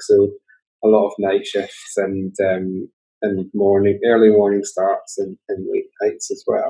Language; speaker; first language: English; native; English